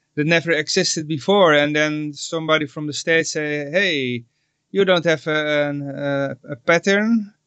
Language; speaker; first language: English; non-native, fluent; Dutch